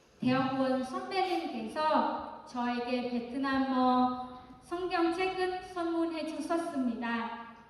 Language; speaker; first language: Korean; non-native, fluent; Vietnamese